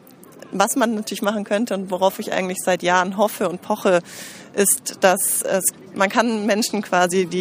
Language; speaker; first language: German; native; German